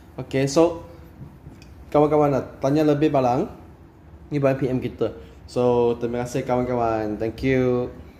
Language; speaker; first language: Malay; non-native, local second language; Chinese